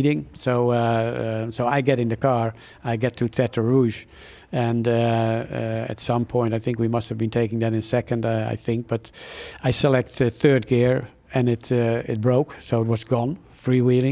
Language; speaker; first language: English; non-native, fluent; Dutch